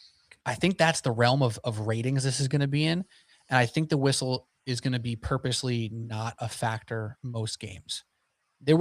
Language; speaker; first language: English; native; English